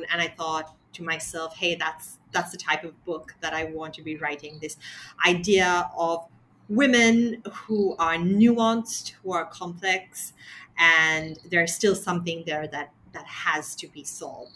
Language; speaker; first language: English; non-native, local second language; Sinhala